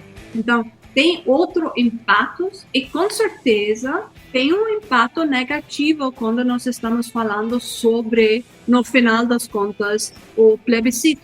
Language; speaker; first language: Portuguese; non-native, fluent; Hindi